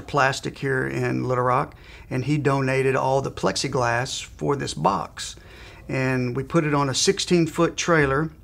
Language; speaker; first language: English; native; English